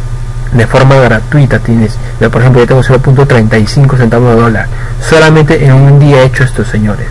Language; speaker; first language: Spanish; native; Spanish